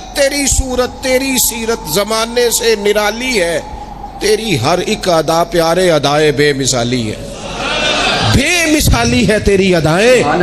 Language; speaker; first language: Urdu; non-native, local second language; Punjabi